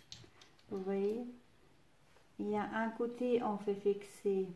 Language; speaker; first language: French; non-native, fluent; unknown